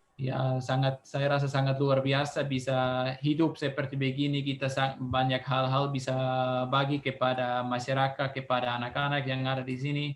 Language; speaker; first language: Indonesian; non-native, fluent; Swiss German